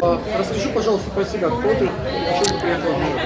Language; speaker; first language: Russian; native; Russian